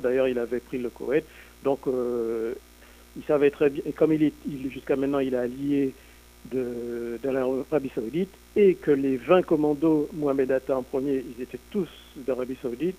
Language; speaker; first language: French; native; French